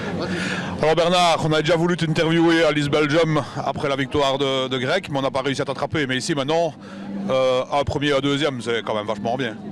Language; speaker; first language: French; native; French